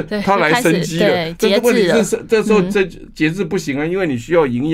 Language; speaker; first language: Chinese; native; Chinese